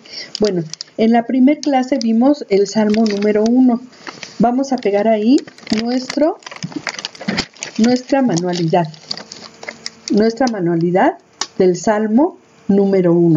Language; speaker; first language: Spanish; native; Spanish